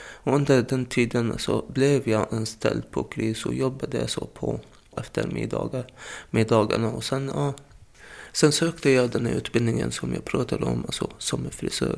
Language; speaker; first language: Swedish; non-native, fluent; Arabic